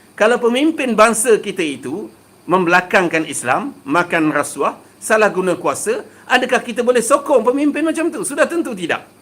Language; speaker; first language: Malay; native; Malay